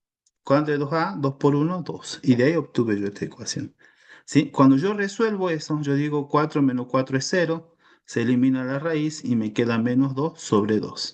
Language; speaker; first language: Spanish; native; Spanish